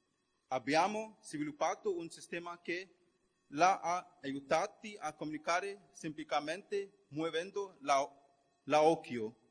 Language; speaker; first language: Italian; non-native, fluent; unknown